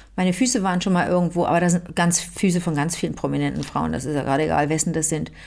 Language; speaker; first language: German; native; German